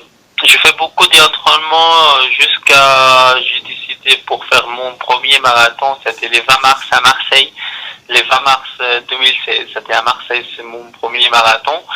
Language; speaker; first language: French; non-native, learner; Arabic